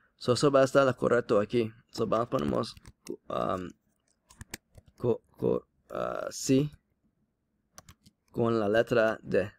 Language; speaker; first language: Spanish; non-native, learner; English